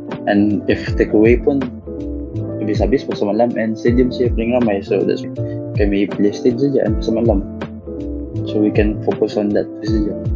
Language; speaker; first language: English; non-native, local second language; Malay